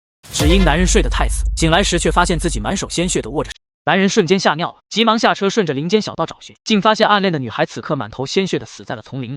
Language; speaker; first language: Chinese; native; Chinese